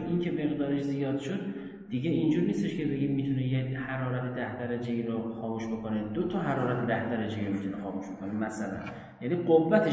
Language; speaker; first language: Persian; native; Persian